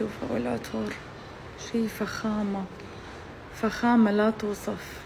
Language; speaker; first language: Arabic; native; Arabic